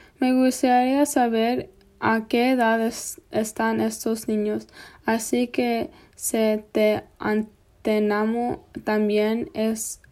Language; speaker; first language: Spanish; non-native, fluent; English